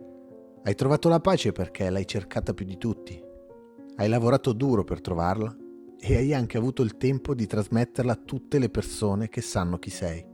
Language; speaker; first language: Italian; native; Italian